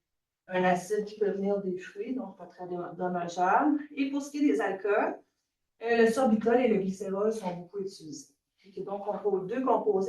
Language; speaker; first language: French; native; French